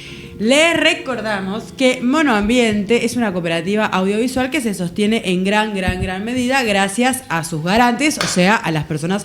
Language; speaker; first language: Spanish; native; Spanish